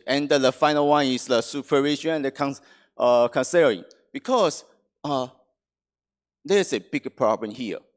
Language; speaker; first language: English; non-native, fluent; Chinese